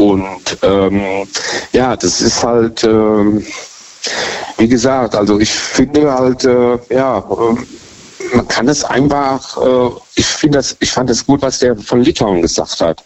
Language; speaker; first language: German; native; German